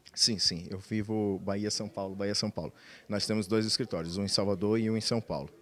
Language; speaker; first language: Portuguese; native; Portuguese